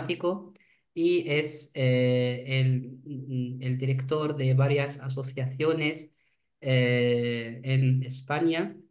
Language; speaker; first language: Spanish; non-native, fluent; Arabic